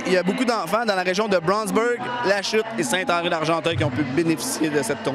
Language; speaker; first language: French; native; French